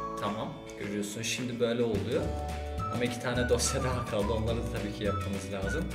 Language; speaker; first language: Turkish; early bilingual, heritage; Turkish